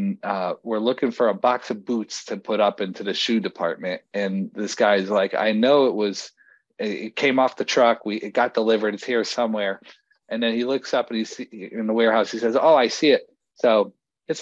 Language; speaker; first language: English; native; English